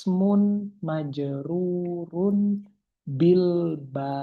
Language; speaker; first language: Arabic; non-native, fluent; Indonesian